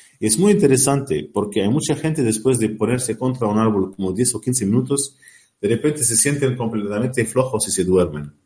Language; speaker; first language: Spanish; non-native, learner; Arabic